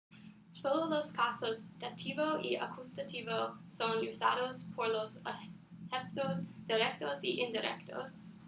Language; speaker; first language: Spanish; non-native, learner; English